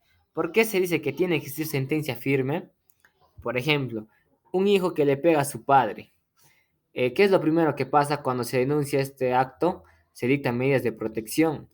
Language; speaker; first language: Spanish; native; Spanish